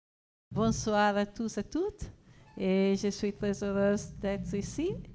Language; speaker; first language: French; non-native, fluent; Italian